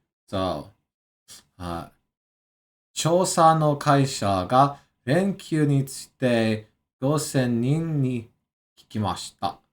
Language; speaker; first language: Japanese; non-native, learner; English